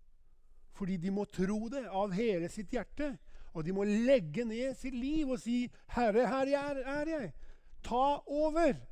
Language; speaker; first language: Norwegian; non-native, fluent; Albanian